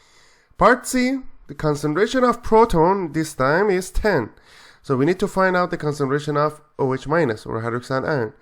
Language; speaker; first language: English; non-native, fluent; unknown